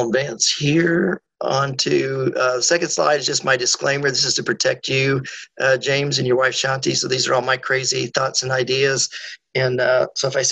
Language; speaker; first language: English; native; English